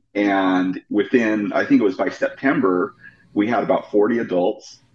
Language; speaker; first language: English; native; English